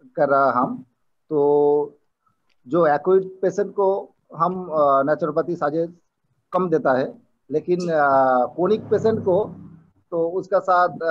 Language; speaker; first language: Hindi; non-native, local second language; Bangla